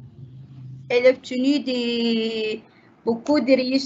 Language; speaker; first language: French; non-native, learner; Arabic